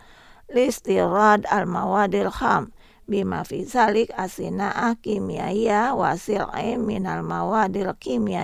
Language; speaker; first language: Arabic; non-native, fluent; Indonesian